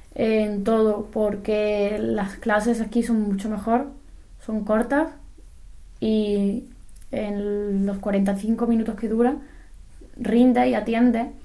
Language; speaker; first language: Spanish; native; Spanish